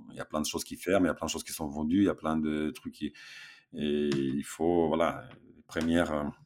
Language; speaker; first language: French; non-native, fluent; Romanian